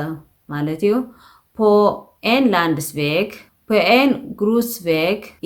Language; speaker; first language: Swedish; non-native, fluent; Tigrinya